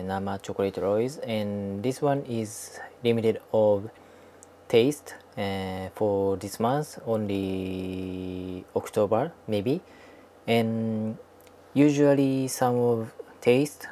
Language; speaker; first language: English; non-native, learner; Japanese